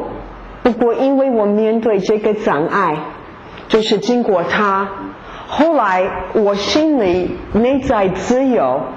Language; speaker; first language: Chinese; non-native, fluent; English